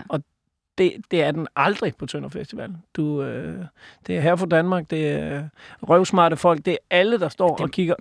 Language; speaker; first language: Danish; native; Danish